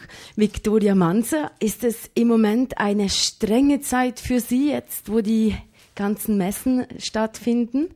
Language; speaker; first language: German; native; German